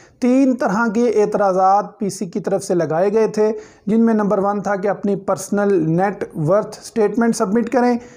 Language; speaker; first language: Urdu; native; Urdu